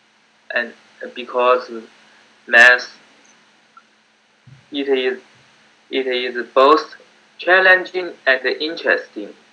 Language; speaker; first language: English; non-native, learner; Chinese